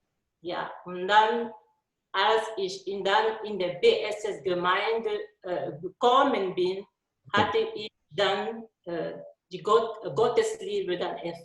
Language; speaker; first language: German; non-native, learner; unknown